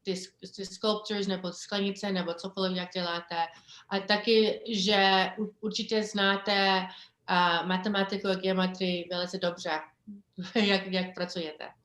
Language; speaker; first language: Czech; early bilingual, heritage; Czech